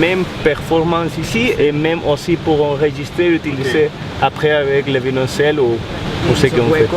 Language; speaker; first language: French; non-native, learner; Spanish